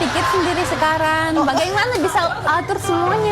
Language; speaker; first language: Indonesian; non-native, learner; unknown